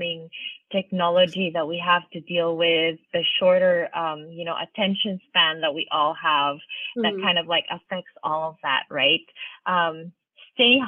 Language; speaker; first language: English; non-native, local second language; Filipino